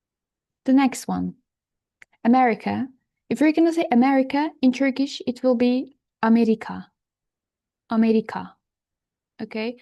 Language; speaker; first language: English; non-native, fluent; Turkish